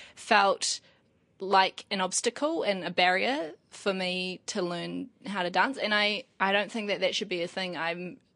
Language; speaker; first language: English; native; English